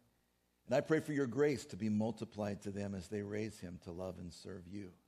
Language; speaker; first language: English; native; English